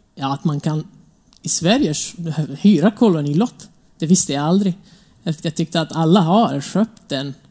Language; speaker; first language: Swedish; non-native, fluent; Kurdish